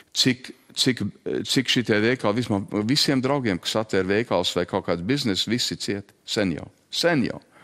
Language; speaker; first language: Latvian; early bilingual, heritage; Latvian